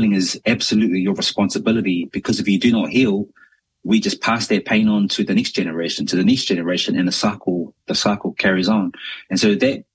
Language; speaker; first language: English; native; English